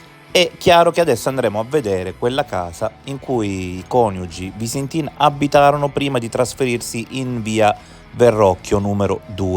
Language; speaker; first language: Italian; native; Italian